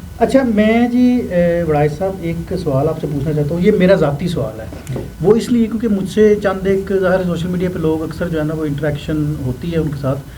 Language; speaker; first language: Urdu; non-native, local second language; Punjabi